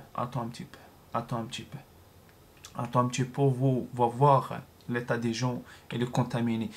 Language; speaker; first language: French; non-native, learner; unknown